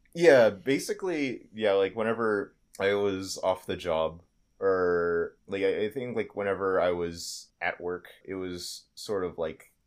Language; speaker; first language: English; early bilingual, other home language; Filipino